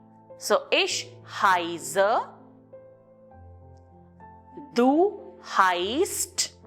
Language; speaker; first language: German; non-native, fluent; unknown